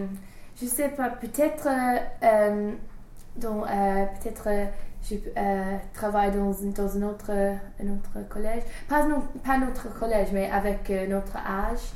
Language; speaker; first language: French; non-native, fluent; English